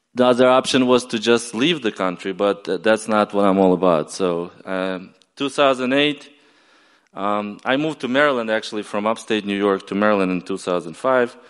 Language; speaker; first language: English; non-native, fluent; Ukrainian